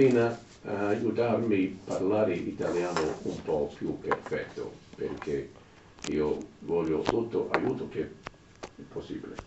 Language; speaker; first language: Italian; non-native, learner; English